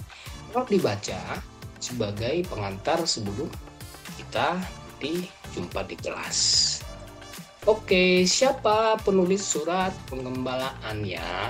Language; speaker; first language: Indonesian; native; Indonesian